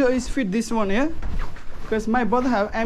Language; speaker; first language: English; non-native, learner; Nepali